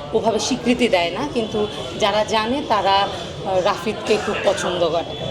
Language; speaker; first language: Bangla; non-native, local second language; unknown